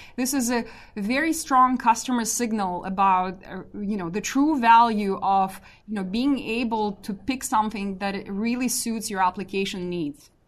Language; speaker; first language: English; non-native, fluent; Russian